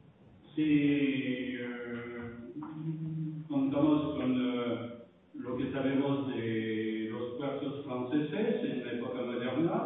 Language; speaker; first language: Spanish; non-native, fluent; French